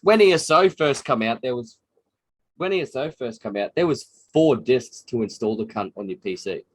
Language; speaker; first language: English; native; English